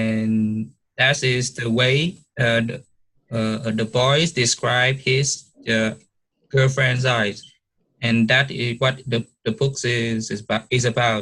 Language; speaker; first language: English; non-native, learner; Vietnamese